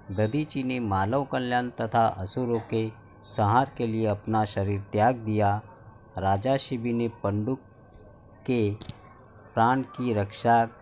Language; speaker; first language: Hindi; non-native, local second language; Marathi